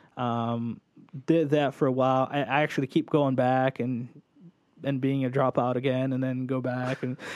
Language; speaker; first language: English; early bilingual, other home language; Portuguese